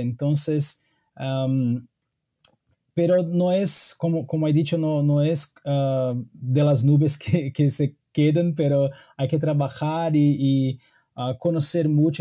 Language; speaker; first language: Spanish; non-native, fluent; Portuguese